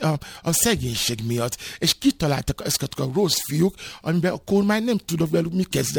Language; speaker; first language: Hungarian; non-native, fluent; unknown